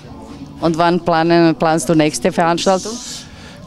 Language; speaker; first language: German; non-native, learner; Croatian